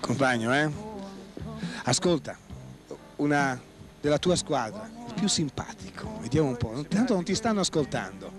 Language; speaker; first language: Italian; native; Italian